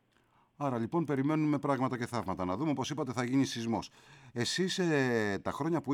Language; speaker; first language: Greek; native; Greek